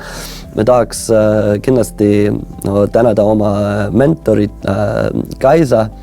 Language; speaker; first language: Estonian; non-native, fluent; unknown